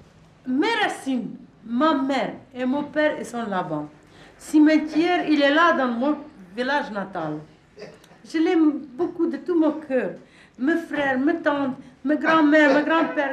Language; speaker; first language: French; non-native, fluent; Russian